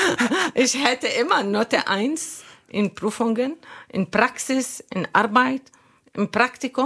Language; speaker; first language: German; non-native, learner; Arabic